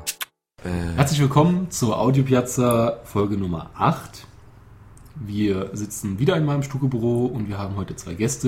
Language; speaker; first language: German; native; German